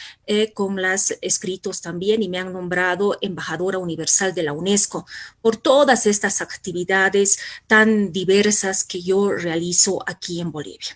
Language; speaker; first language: Spanish; native; Spanish